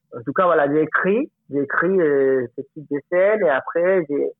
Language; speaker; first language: French; non-native, fluent; Spanish